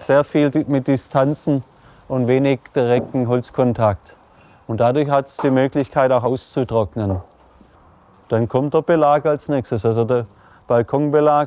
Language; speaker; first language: German; native; German